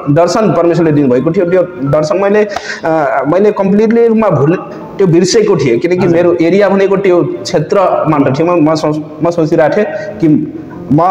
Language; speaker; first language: Nepali; non-native, local second language; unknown